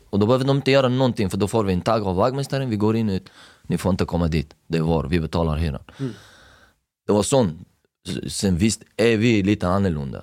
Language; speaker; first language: Swedish; early bilingual, other home language; Persian